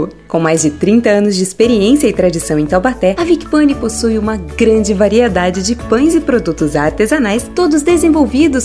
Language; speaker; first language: Portuguese; native; Portuguese